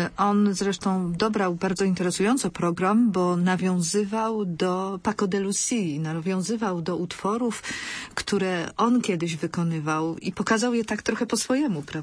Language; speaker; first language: Polish; native; Polish